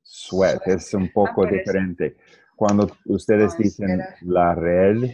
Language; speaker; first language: Spanish; non-native, learner; English